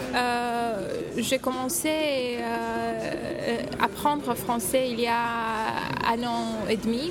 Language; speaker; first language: French; non-native, learner; Romanian